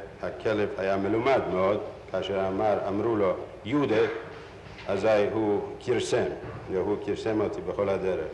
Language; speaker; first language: Hebrew; non-native, fluent; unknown